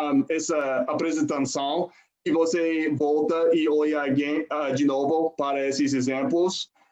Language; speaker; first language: Portuguese; non-native, fluent; English